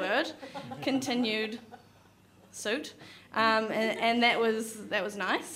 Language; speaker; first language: English; native; English